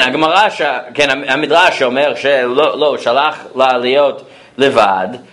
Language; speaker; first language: Hebrew; non-native, fluent; English